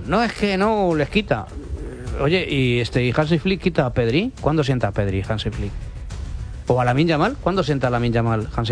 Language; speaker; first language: Spanish; native; Spanish